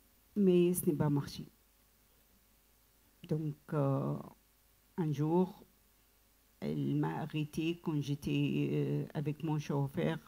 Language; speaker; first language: French; non-native, learner; Arabic